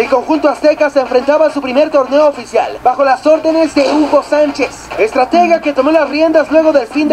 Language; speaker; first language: Spanish; native; Spanish